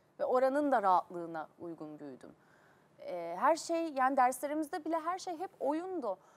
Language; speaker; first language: Turkish; native; Turkish